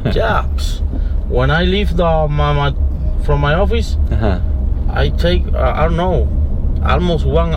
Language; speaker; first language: English; non-native, learner; Spanish